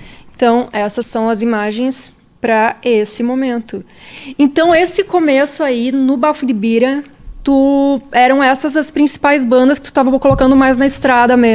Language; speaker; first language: Portuguese; native; Portuguese